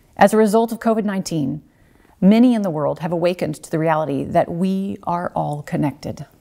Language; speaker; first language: English; native; English